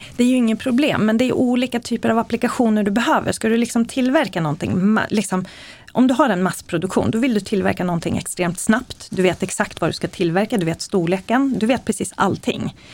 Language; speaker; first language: Swedish; native; Swedish